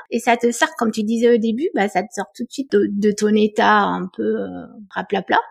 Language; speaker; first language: French; non-native, fluent; Romanian